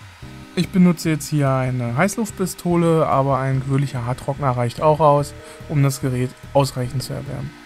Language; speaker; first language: German; native; German